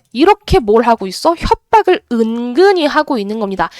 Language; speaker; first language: Korean; native; Korean